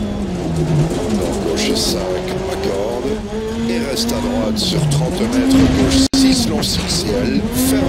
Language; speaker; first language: French; native; French